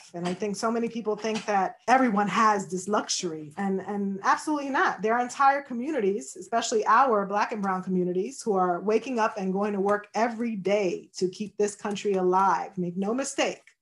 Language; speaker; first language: English; native; English